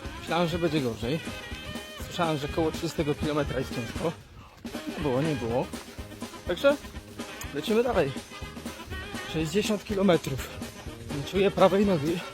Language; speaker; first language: Polish; native; Polish